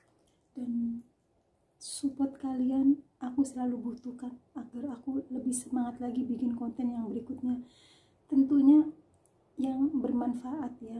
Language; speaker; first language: Indonesian; non-native, local second language; Javanese